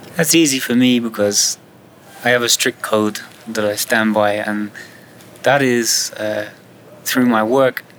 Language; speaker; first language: English; native; English